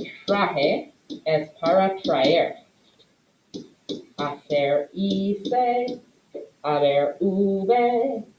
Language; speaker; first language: Spanish; non-native, fluent; English